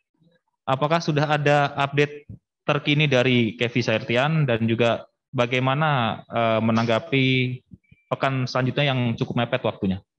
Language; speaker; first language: Indonesian; native; Indonesian